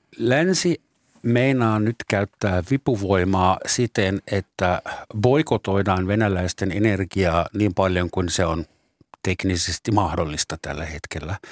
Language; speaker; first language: Finnish; native; Finnish